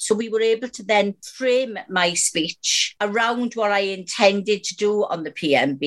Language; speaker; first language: English; native; English